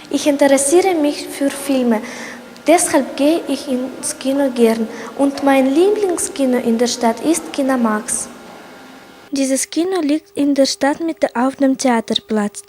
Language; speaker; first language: German; non-native, learner; Russian